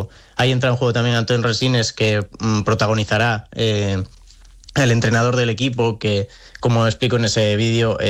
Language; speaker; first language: Spanish; native; Spanish